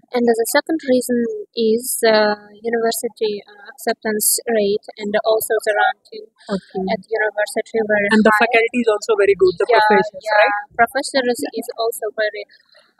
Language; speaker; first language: English; non-native, learner; Kazakh